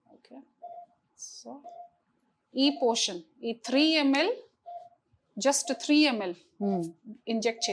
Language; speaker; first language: Telugu; non-native, fluent; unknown